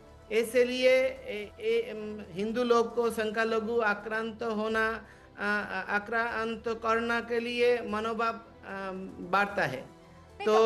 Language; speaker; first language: Hindi; non-native, learner; Bangla